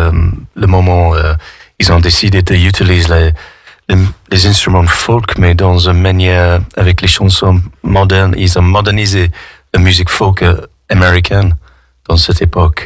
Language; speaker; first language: French; non-native, fluent; English